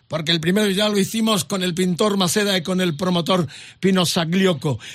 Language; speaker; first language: Spanish; native; Spanish